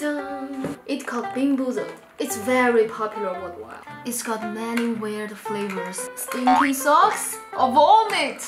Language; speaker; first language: English; non-native, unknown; Chinese